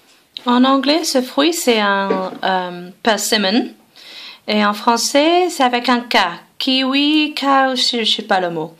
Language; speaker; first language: French; non-native, fluent; English